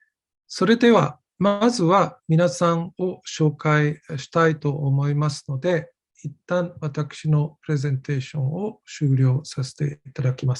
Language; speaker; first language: Japanese; non-native, fluent; German